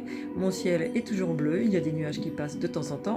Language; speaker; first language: French; native; French